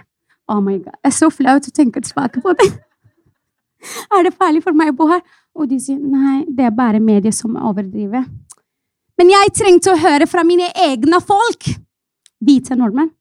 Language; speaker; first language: Norwegian; non-native, fluent; Arabic